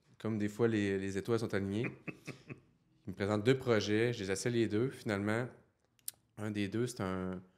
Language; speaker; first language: French; native; French